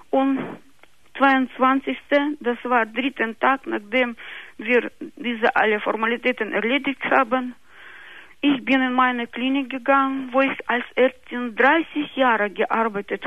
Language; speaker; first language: German; non-native, local second language; Russian